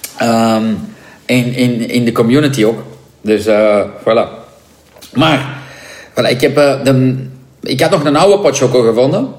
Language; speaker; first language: Dutch; non-native, local second language; French